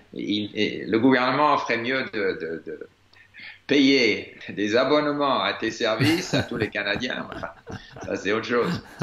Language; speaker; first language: French; non-native, fluent; English